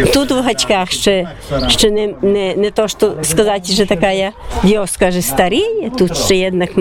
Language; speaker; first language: Polish; non-native, local second language; Ukrainian